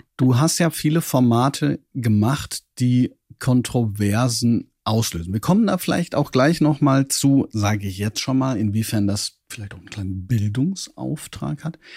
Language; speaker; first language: German; native; German